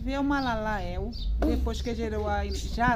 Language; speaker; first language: Portuguese; native; Portuguese